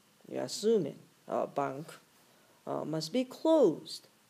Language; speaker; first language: English; non-native, fluent; Japanese